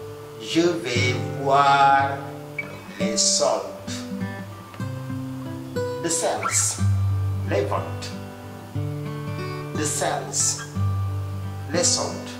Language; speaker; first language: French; non-native, fluent; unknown